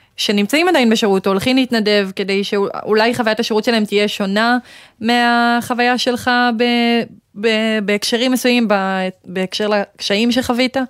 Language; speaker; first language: Hebrew; native; Hebrew